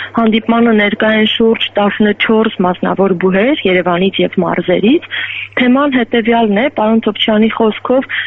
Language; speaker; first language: Armenian; native; Armenian